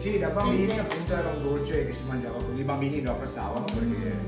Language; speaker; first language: Italian; native; Italian